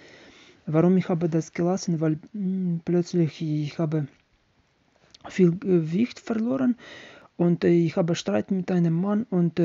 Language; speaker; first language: German; non-native, learner; Ukrainian